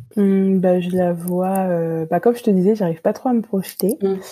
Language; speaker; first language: French; native; French